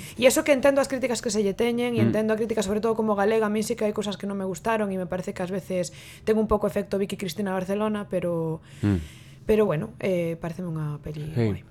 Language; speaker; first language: Galician; native; Galician